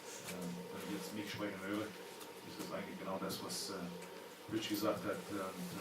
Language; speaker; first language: German; native; German